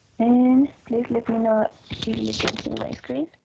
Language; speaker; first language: English; non-native, fluent; Spanish